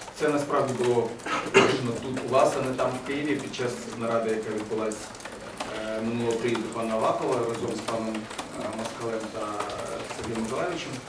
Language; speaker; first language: Ukrainian; early bilingual, other home language; Persian